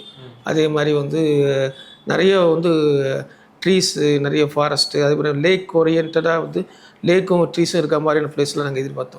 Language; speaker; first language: Tamil; native; Tamil